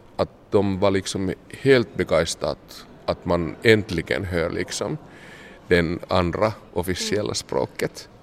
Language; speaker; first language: Swedish; non-native, local second language; Finnish